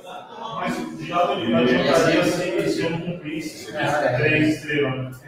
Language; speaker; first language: Portuguese; native; Portuguese